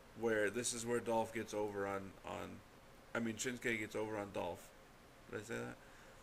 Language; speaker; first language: English; native; English